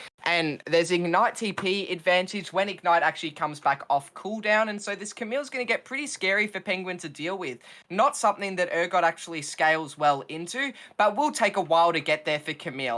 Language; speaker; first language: English; native; English